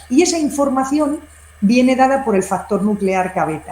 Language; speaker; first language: Spanish; native; Spanish